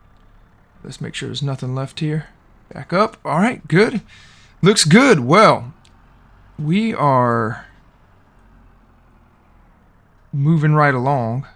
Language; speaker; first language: English; native; English